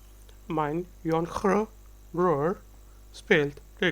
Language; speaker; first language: Dutch; non-native, learner; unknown